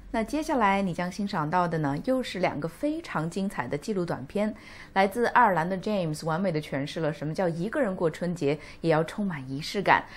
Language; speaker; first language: Chinese; native; Chinese